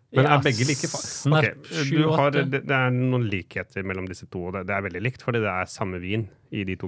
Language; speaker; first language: Norwegian; native; Norwegian